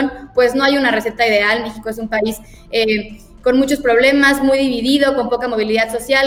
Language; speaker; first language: Spanish; native; Spanish